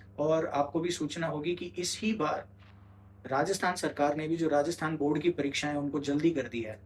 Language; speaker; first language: Hindi; native; Hindi